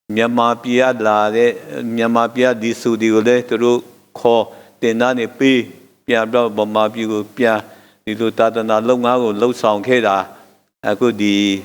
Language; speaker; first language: Burmese; non-native, local second language; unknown